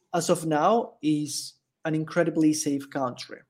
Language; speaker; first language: English; non-native, fluent; Italian